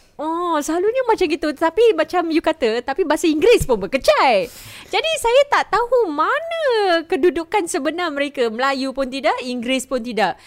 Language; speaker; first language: Malay; native; Malay